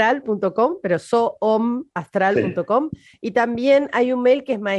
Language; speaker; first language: Spanish; native; Spanish